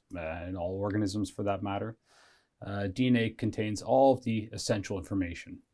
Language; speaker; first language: English; native; English